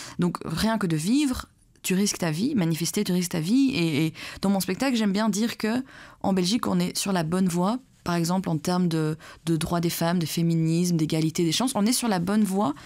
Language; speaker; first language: French; early bilingual, other home language; Persian